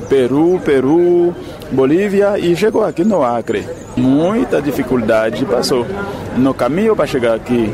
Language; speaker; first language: Portuguese; non-native, learner; Haitian Creole